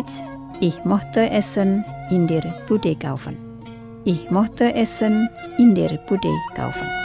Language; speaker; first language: German; non-native, fluent; Indonesian